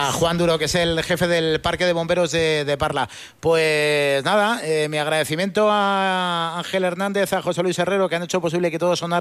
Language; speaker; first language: Spanish; native; Spanish